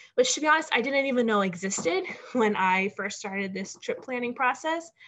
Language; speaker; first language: English; native; English